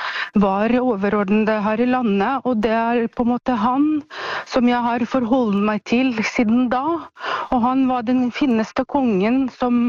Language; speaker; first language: Norwegian; non-native, fluent; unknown